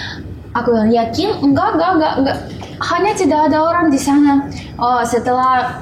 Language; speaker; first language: Indonesian; non-native, learner; Russian